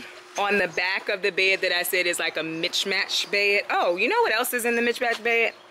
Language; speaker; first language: English; native; English